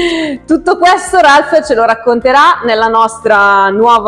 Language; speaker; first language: Italian; native; Italian